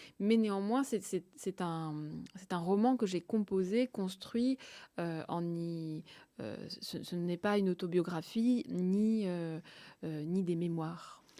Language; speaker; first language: French; early bilingual, other home language; Russian